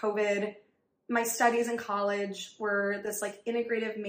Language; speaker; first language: English; native; English